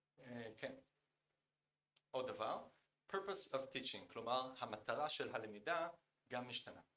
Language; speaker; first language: Hebrew; non-native, fluent; Korean